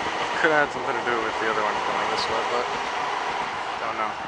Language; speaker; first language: English; native; English